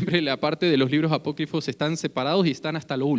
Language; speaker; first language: Spanish; native; Spanish